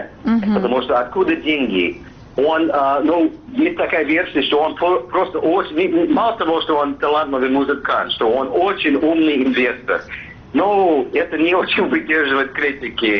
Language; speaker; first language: Russian; non-native, fluent; English